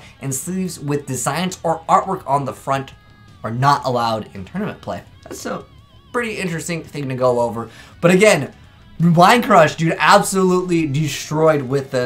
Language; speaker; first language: English; native; English